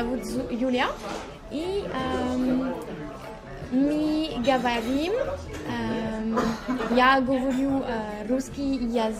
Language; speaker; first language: Russian; non-native, learner; French